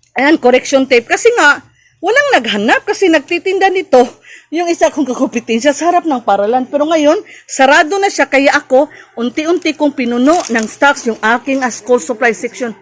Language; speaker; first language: Filipino; non-native, local second language; Cebuano